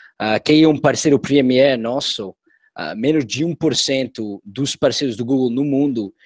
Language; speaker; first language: Portuguese; non-native, fluent; English